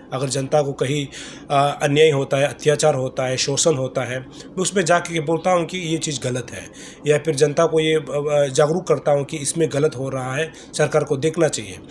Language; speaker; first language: Hindi; non-native, local second language; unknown